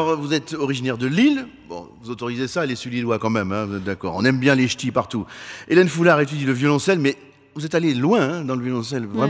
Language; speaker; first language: French; native; French